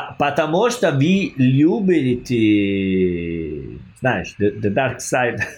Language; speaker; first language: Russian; non-native, learner; Italian